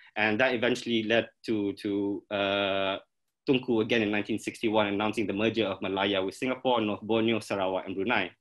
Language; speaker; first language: English; non-native, local second language; Malay